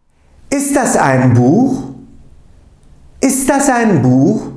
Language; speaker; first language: German; non-native, fluent; Turkish